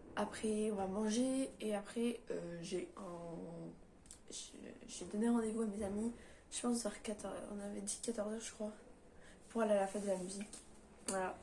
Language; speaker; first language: French; native; French